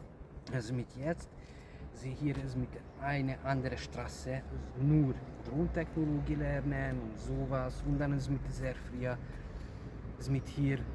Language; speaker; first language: German; non-native, learner; Hungarian